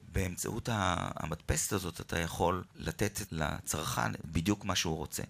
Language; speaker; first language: Hebrew; native; Hebrew